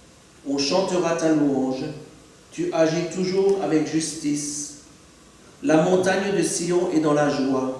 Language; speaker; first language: French; native; French